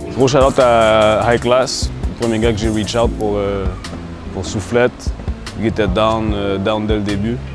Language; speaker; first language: French; native; French